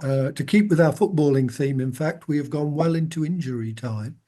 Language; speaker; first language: English; native; English